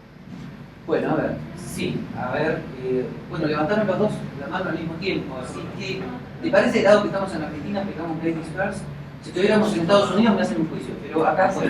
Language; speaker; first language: Spanish; native; Spanish